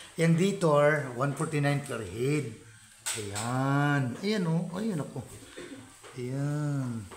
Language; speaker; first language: Filipino; non-native, local second language; Hiligaynon